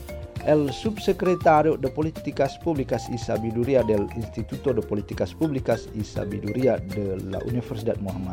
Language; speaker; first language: Spanish; non-native, fluent; Indonesian